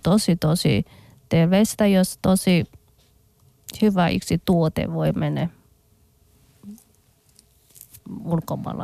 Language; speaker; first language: Finnish; non-native, learner; Chinese